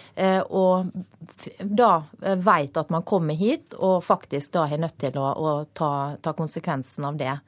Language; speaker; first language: Norwegian; native; Norwegian